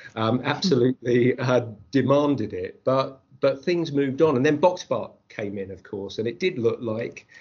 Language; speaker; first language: English; native; English